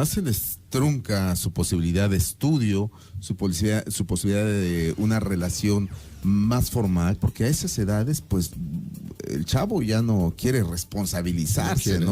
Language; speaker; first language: Spanish; native; Spanish